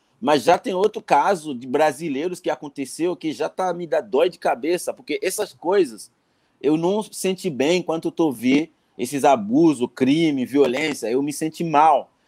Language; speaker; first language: Portuguese; non-native, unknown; Haitian Creole